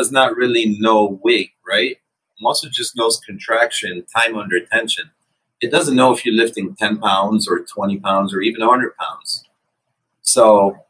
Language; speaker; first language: English; non-native, fluent; Arabic